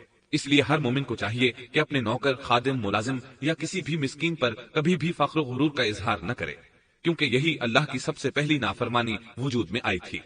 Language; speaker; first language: Urdu; native; Urdu